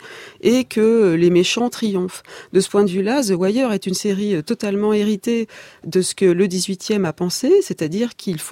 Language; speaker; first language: French; native; French